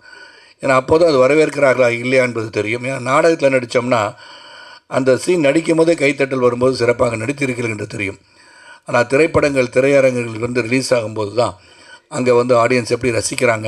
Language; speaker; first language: Tamil; native; Tamil